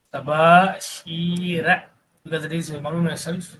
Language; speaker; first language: English; non-native, local second language; Tamil